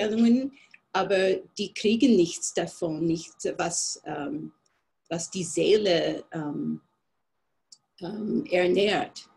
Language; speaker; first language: German; non-native, fluent; English